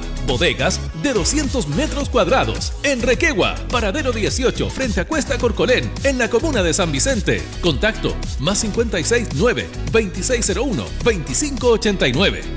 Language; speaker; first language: Spanish; native; Spanish